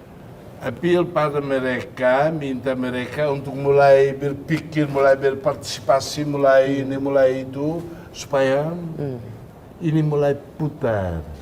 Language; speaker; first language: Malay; non-native, fluent; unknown